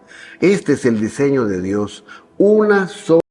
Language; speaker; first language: Spanish; native; Spanish